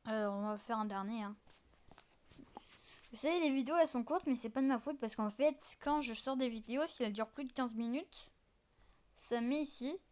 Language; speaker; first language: French; native; French